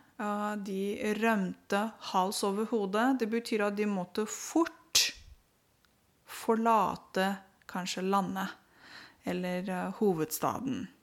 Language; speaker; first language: Norwegian; non-native, fluent; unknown